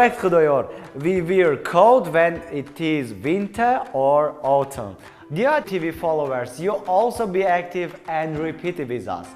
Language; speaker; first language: English; non-native, learner; Tajik